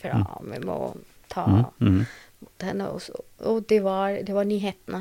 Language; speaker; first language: Norwegian; non-native, learner; Albanian